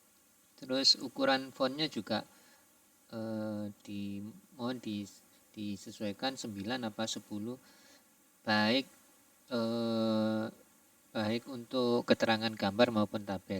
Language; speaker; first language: Indonesian; native; Indonesian